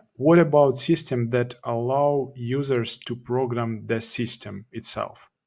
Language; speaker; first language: English; non-native, fluent; Ukrainian